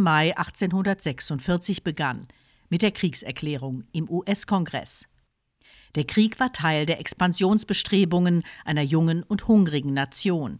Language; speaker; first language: German; native; German